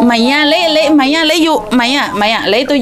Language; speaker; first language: Cantonese; non-native, fluent; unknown